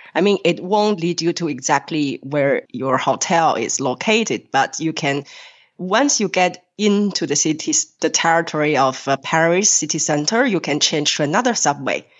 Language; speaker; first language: English; non-native, fluent; Chinese